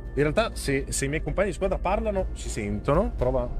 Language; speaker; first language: Italian; native; Italian